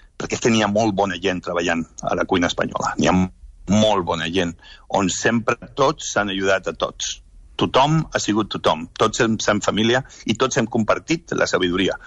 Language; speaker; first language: Catalan; non-native, local second language; Spanish